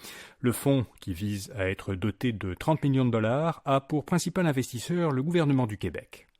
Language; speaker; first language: French; native; French